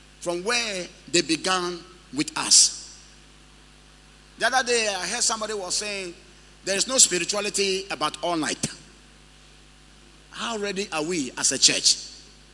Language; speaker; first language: English; non-native, local second language; Ewe